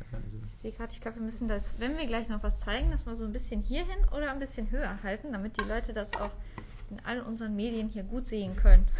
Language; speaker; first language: German; native; German